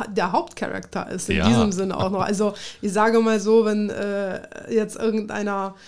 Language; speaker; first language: German; early bilingual, other home language; Russian